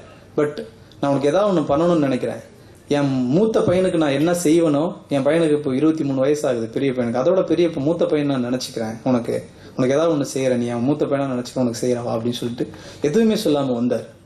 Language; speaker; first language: Tamil; native; Tamil